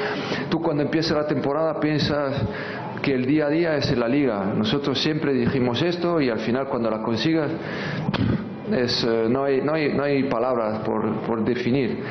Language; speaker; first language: Spanish; non-native, fluent; French